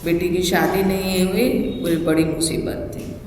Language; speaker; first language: Hindi; non-native, local second language; Gujarati